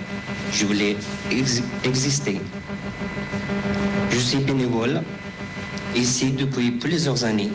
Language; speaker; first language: French; non-native, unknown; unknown